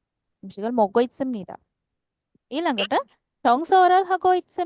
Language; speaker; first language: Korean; non-native, fluent; Sinhala